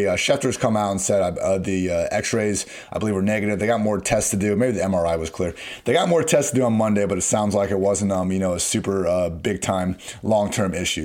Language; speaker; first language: English; native; English